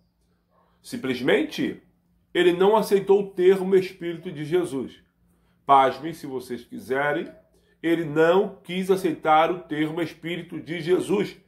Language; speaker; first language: Portuguese; native; Portuguese